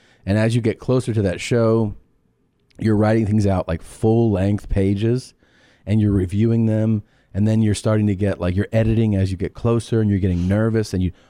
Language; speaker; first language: English; native; English